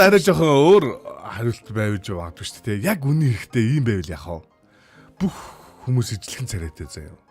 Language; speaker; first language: Mongolian; native; Mongolian